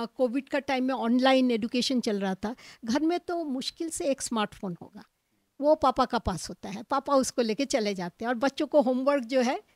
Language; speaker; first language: Hindi; non-native, local second language; Bangla